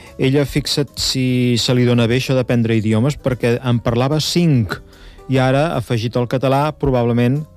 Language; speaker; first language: Catalan; native; Catalan